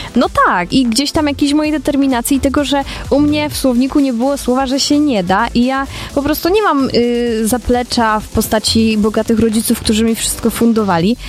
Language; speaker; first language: Polish; native; Polish